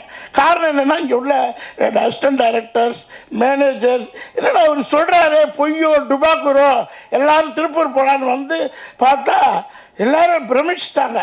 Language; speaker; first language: Tamil; native; Tamil